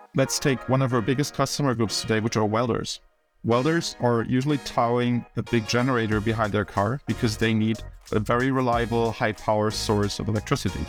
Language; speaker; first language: English; early bilingual, other home language; German